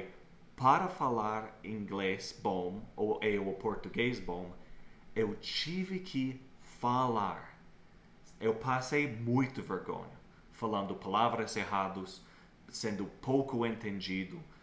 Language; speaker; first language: Portuguese; non-native, fluent; English